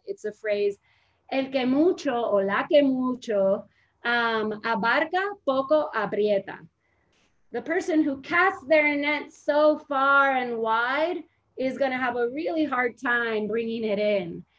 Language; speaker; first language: English; early bilingual, other home language; Spanish